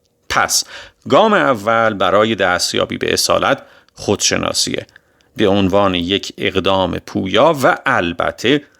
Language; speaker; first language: Persian; native; Persian